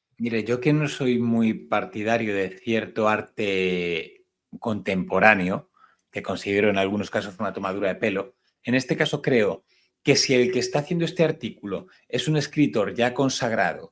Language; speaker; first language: Spanish; native; Spanish